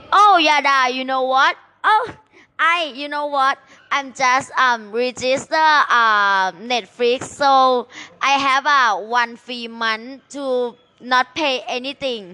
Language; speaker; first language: English; non-native, learner; Thai